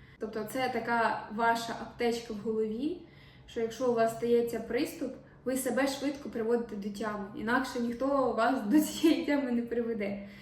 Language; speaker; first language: Ukrainian; non-native, local second language; Russian